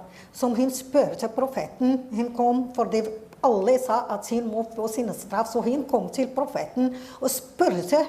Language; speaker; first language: Norwegian; non-native, fluent; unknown